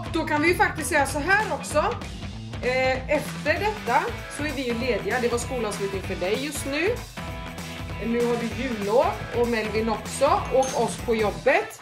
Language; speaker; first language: Swedish; native; Swedish